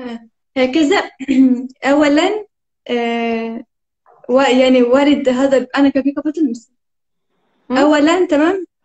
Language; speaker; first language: Arabic; non-native, learner; Turkish